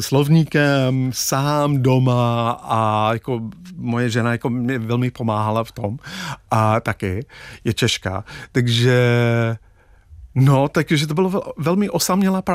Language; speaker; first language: Czech; non-native, fluent; English